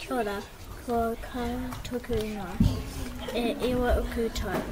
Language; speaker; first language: Māori; non-native, local second language; English